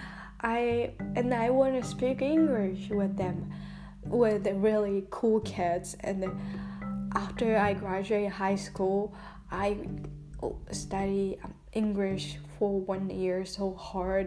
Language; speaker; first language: English; non-native, learner; Japanese